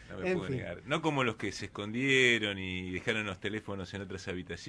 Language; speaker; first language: Spanish; native; Spanish